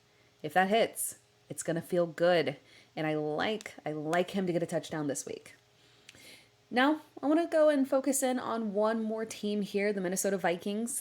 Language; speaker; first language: English; native; English